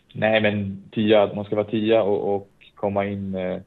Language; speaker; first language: Swedish; native; Swedish